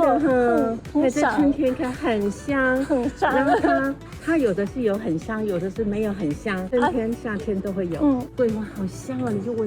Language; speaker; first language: Chinese; native; Chinese